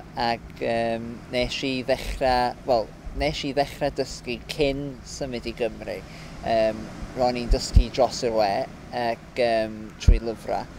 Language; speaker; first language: Welsh; non-native, fluent; English